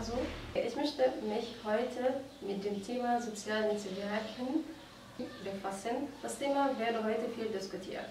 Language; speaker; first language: German; non-native, fluent; Arabic